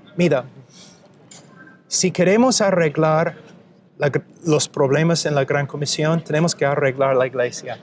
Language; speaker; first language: Spanish; non-native, fluent; English